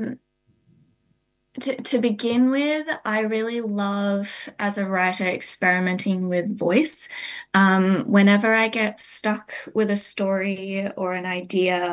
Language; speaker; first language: English; native; English